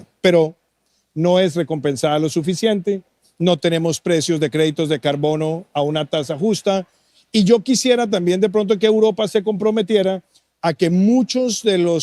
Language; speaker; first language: Spanish; native; Spanish